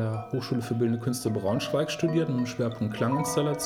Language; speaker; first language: German; native; German